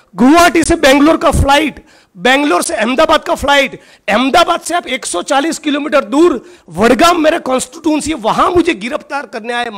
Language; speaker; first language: Hindi; non-native, local second language; Gujarati